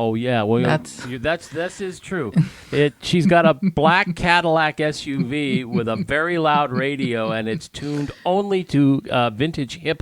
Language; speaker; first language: English; native; English